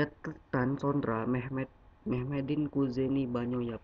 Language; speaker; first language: Turkish; non-native, learner; Indonesian